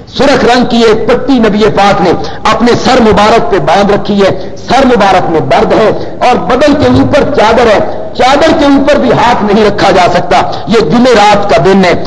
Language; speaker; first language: Urdu; non-native, local second language; Punjabi